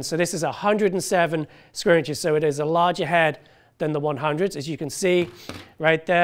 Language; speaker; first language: English; native; English